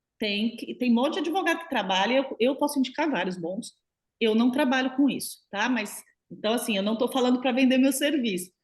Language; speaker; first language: Portuguese; native; Portuguese